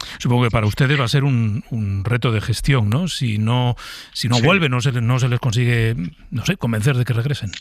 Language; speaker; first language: Spanish; native; Spanish